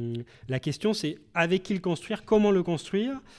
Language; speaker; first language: French; native; French